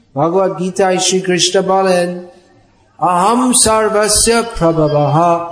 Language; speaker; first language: Bangla; non-native, fluent; English